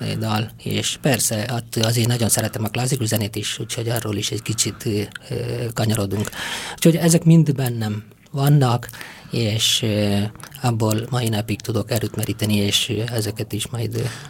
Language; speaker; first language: Hungarian; non-native, fluent; Tamil